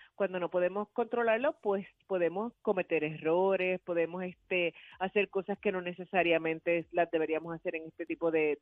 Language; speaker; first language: Spanish; native; Spanish